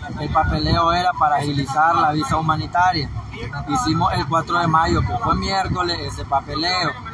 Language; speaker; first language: Spanish; native; Spanish